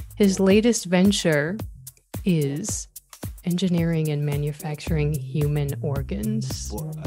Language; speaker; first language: English; native; English